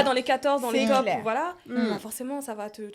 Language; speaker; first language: French; native; French